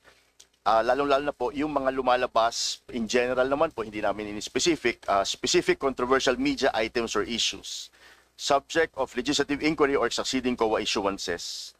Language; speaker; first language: Filipino; native; Filipino